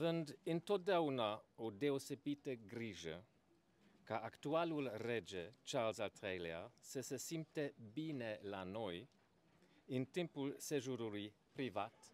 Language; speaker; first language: Romanian; non-native, fluent; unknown